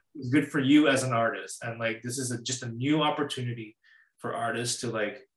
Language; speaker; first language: English; native; English